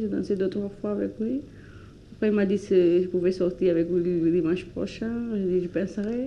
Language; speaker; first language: French; non-native, learner; Spanish